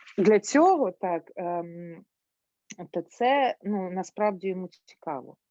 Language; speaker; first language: Ukrainian; non-native, local second language; Russian